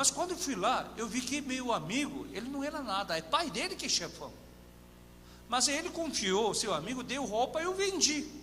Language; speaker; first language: Portuguese; non-native, fluent; Korean